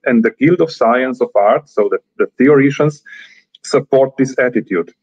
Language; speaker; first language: English; non-native, fluent; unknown